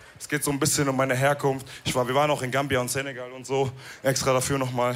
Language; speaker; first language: German; early bilingual, other home language; Wolof